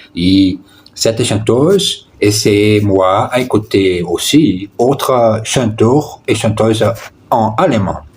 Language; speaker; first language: French; non-native, learner; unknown